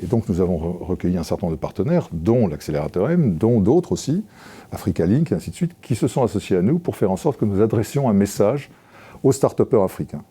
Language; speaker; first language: French; native; French